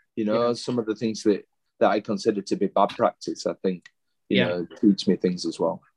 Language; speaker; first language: English; native; English